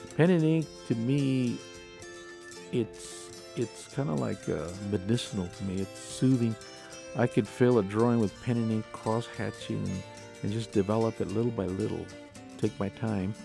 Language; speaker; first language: English; native; English